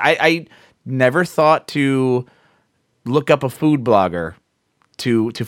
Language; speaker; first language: English; native; English